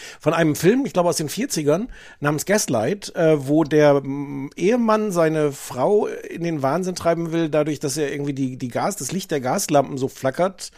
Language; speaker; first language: German; native; German